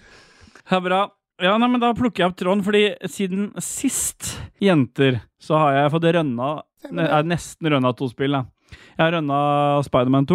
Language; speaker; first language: Norwegian; native; Norwegian